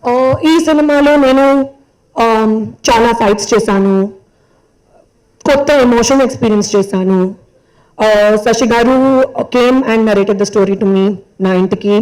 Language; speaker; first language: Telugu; non-native, learner; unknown